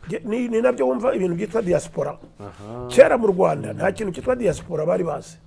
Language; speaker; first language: Kinyarwanda; early bilingual, heritage; Kinyarwanda